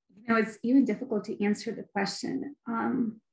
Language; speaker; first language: English; non-native, fluent; Ukrainian